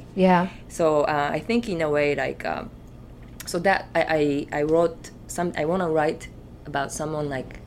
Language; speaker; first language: English; non-native, fluent; Japanese